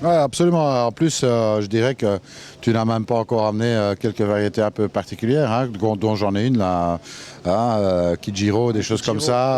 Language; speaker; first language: French; native; French